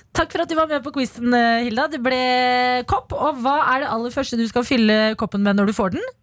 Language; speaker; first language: Norwegian; native; Norwegian